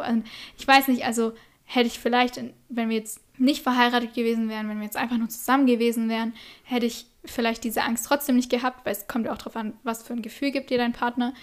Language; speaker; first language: German; native; German